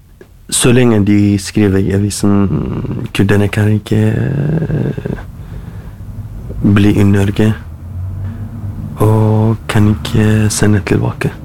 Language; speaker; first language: Norwegian; non-native, fluent; Kurdish